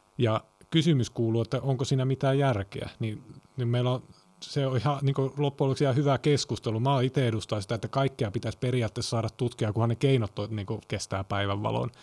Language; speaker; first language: Finnish; native; Finnish